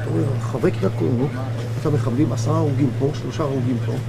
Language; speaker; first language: Hebrew; native; Hebrew